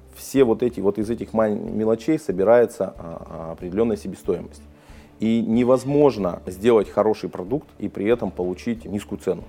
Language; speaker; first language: Russian; native; Russian